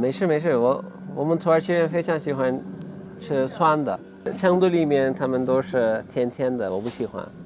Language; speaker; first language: Chinese; non-native, learner; Turkish